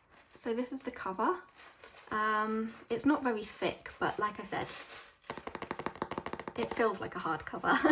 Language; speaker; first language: English; native; English